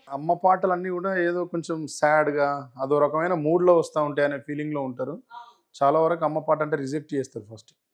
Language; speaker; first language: Telugu; native; Telugu